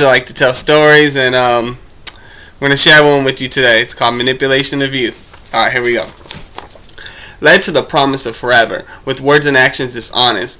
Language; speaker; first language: English; native; English